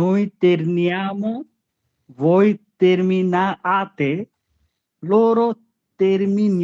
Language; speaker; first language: Italian; non-native, learner; Bangla